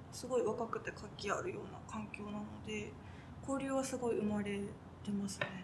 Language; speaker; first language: Japanese; native; Japanese